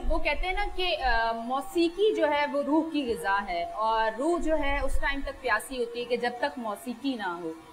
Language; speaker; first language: Urdu; native; Urdu